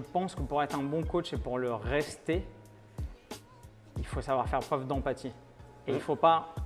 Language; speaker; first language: French; native; French